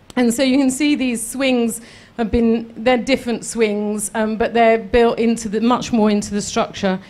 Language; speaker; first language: English; native; English